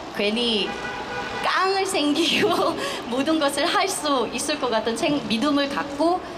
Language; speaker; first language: Korean; non-native, fluent; Filipino